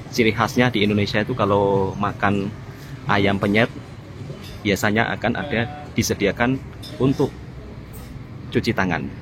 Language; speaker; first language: Indonesian; native; Indonesian